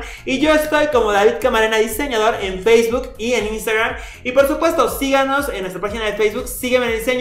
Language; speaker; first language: Spanish; native; Spanish